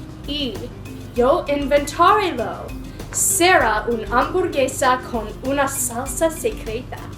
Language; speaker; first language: Spanish; non-native, learner; English